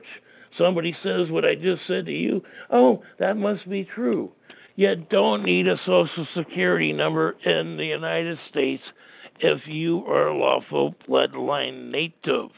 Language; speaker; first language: English; native; English